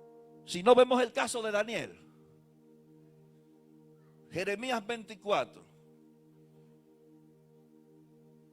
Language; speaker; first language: Spanish; native; Spanish